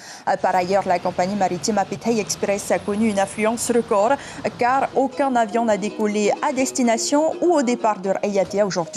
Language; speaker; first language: French; native; French